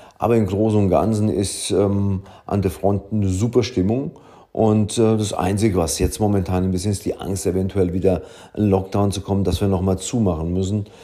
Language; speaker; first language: German; early bilingual, other home language; Italian